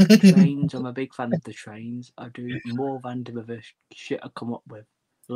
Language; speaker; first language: English; native; English